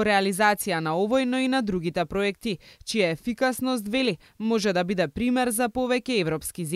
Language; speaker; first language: Macedonian; native; Macedonian